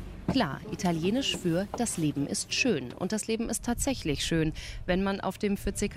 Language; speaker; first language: German; native; German